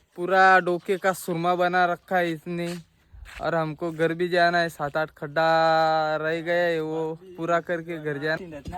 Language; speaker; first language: Hindi; non-native, local second language; Marathi